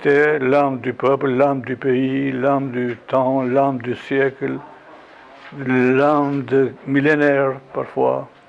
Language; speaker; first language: French; non-native, fluent; Albanian